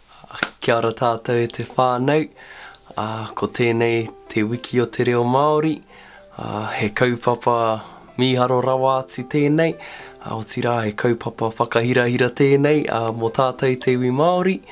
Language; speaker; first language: Māori; non-native, local second language; English